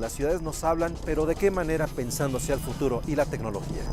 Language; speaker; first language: Spanish; native; Spanish